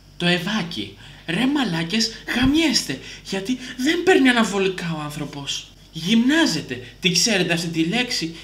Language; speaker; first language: Greek; early bilingual, other home language; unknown